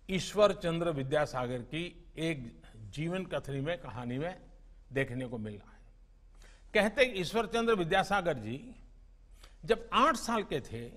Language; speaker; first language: Hindi; native; Hindi